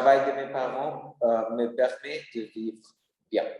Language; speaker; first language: French; non-native, learner; Spanish